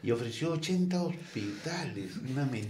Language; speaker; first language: Spanish; native; Spanish